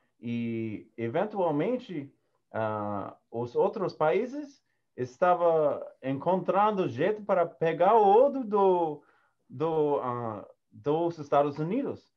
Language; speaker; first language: Portuguese; non-native, learner; English